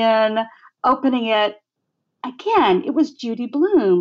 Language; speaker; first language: English; native; English